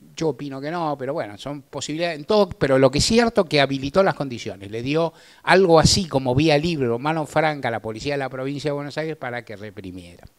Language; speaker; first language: Spanish; native; Spanish